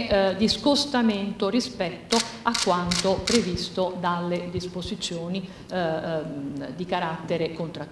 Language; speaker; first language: Italian; native; Italian